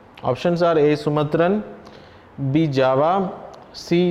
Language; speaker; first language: English; non-native, local second language; Tamil